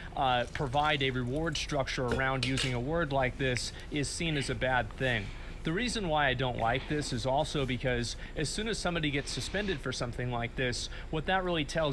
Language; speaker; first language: English; native; English